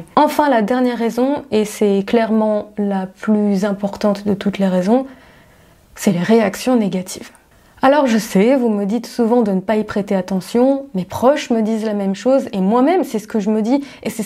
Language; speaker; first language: French; native; French